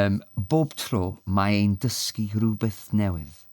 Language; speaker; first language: Welsh; non-native, fluent; English